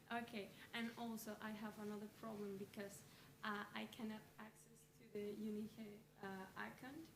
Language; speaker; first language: English; non-native, fluent; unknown